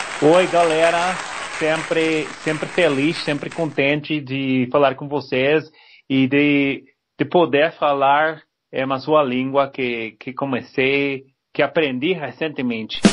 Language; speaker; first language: Portuguese; non-native, learner; Spanish